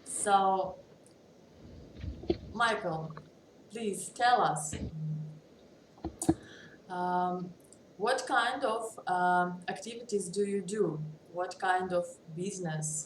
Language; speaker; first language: English; non-native, learner; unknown